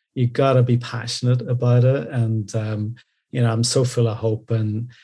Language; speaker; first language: English; native; English